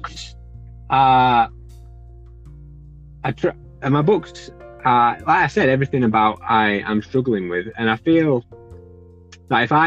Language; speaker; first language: English; native; English